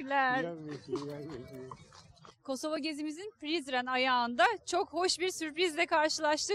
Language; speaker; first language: Turkish; native; Turkish